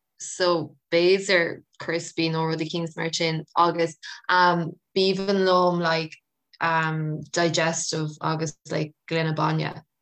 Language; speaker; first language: Irish; non-native, local second language; English